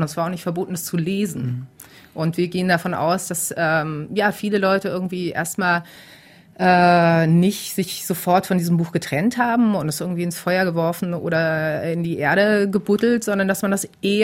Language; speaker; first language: German; native; German